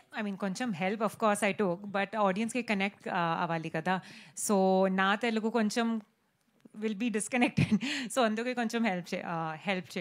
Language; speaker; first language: Telugu; non-native, learner; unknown